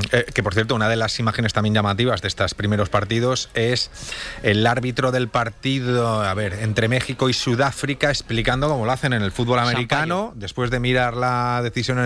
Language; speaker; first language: Spanish; native; Spanish